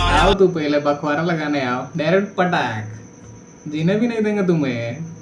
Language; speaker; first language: Hindi; native; Hindi